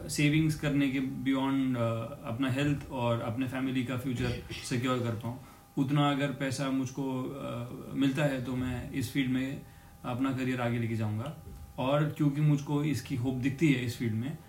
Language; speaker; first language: Hindi; non-native, local second language; Marathi